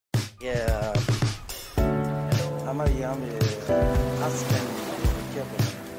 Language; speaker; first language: Hindi; non-native, learner; Tibetan